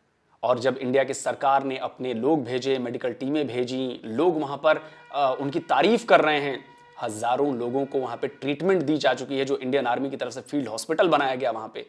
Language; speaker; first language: Hindi; native; Hindi